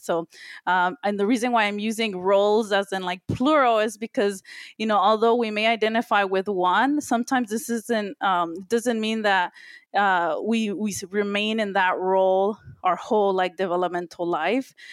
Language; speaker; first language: English; early bilingual, other home language; Spanish